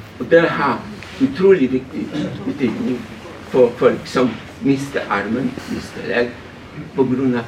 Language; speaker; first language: Norwegian; non-native, fluent; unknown